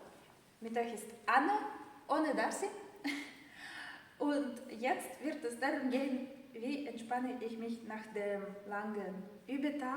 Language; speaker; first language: German; non-native, fluent; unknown